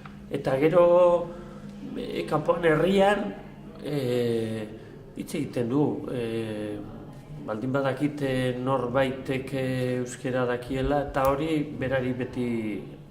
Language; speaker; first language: Basque; non-native, local second language; Spanish